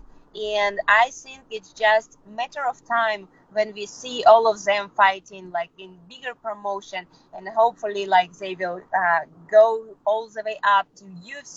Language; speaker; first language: English; non-native, fluent; Russian